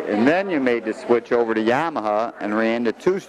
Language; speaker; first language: English; native; English